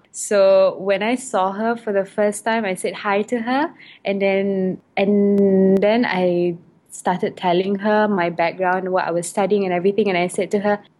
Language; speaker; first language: English; non-native, local second language; Malay